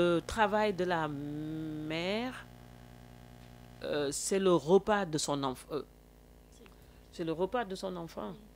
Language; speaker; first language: French; non-native, local second language; Wolof